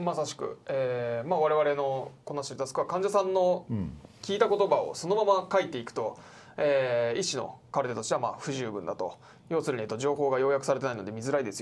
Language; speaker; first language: Japanese; native; Japanese